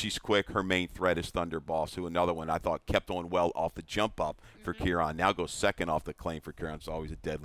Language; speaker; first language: English; native; English